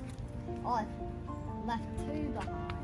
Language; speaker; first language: English; native; English